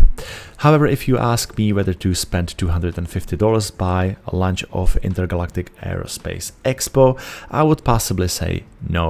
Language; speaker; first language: English; non-native, fluent; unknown